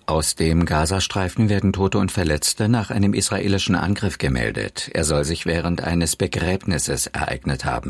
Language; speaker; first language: German; native; German